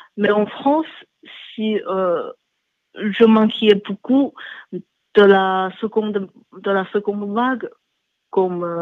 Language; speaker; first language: French; non-native, learner; Chinese